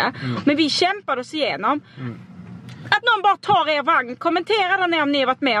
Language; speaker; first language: Swedish; native; Swedish